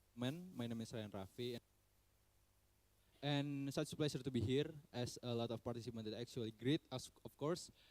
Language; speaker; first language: English; non-native, learner; Indonesian